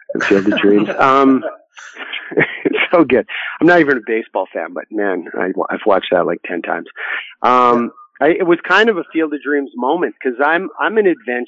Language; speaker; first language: English; native; English